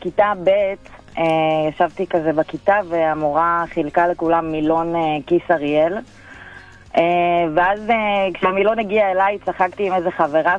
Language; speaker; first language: Hebrew; native; Hebrew